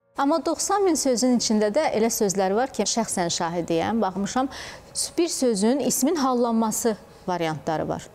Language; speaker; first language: Azerbaijani; native; Azerbaijani